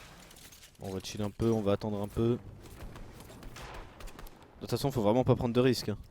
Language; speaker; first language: French; native; French